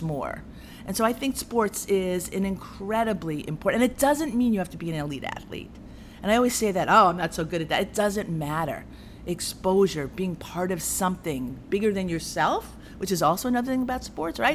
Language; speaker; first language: English; native; English